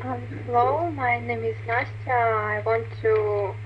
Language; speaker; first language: English; non-native, learner; Russian